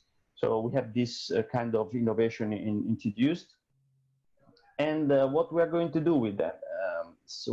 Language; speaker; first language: English; non-native, fluent; Italian